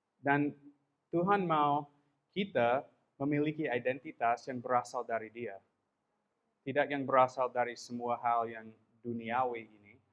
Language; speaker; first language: Indonesian; non-native, fluent; English